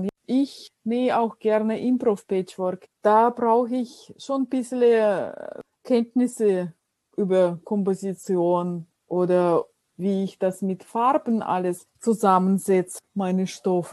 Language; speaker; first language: German; non-native, fluent; Russian